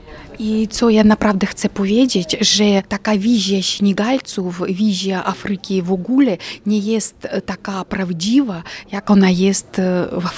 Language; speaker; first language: Polish; non-native, fluent; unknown